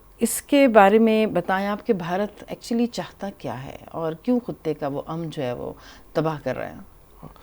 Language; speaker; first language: Urdu; native; Urdu